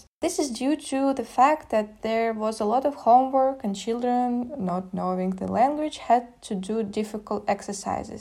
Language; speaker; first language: English; non-native, fluent; Russian